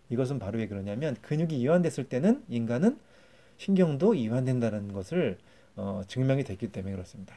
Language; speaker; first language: Korean; native; Korean